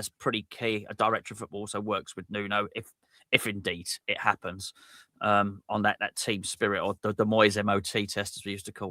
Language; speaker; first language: English; native; English